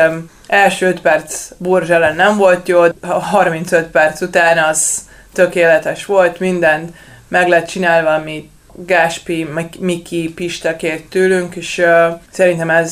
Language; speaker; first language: Hungarian; non-native, learner; Serbian